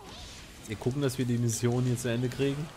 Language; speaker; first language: German; native; German